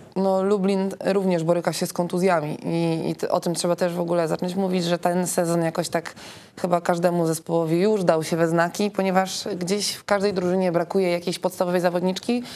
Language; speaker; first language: Polish; native; Polish